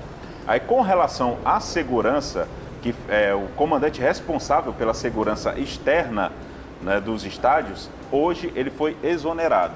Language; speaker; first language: Portuguese; native; Portuguese